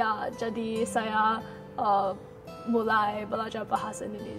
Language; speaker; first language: Indonesian; non-native, learner; Chinese